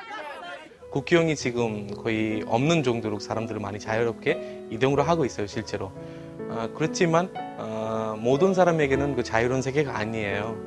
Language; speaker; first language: Korean; non-native, fluent; Bangla